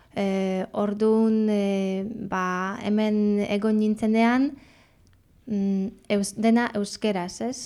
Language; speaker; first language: Basque; non-native, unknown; Polish